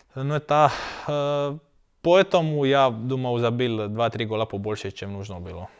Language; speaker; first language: Russian; non-native, learner; Croatian